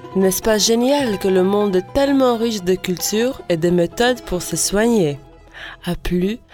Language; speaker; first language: French; non-native, fluent; Latvian